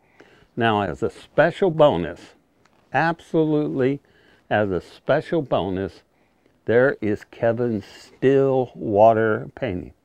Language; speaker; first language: English; native; English